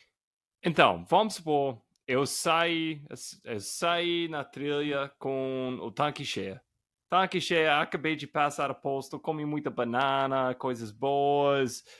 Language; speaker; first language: Portuguese; non-native, fluent; English